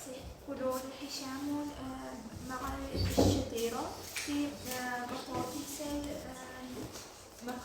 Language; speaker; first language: Arabic; non-native, learner; Uzbek